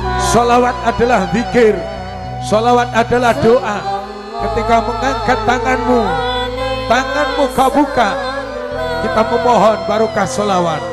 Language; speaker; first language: Indonesian; non-native, local second language; Javanese